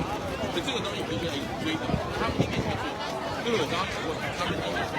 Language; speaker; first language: Chinese; native; Chinese